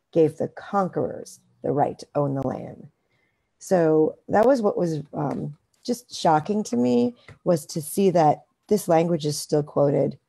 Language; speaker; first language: English; native; English